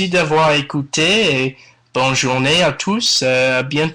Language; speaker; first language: French; non-native, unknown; English